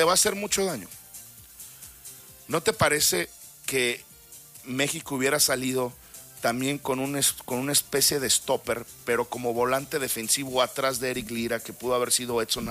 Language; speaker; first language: Spanish; native; Spanish